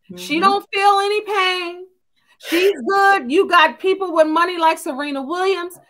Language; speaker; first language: English; native; English